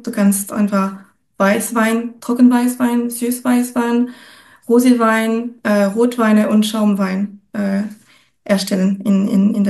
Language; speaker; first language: German; non-native, fluent; French